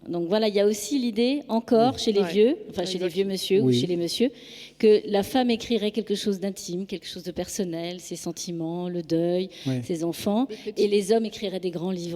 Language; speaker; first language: French; native; French